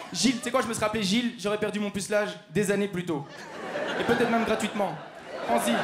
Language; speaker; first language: French; native; French